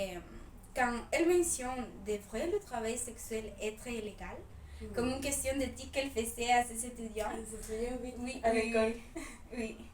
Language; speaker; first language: French; non-native, fluent; Spanish